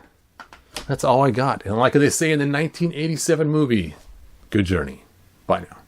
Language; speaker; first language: English; native; English